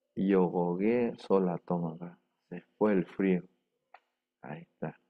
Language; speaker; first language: Spanish; non-native, local second language; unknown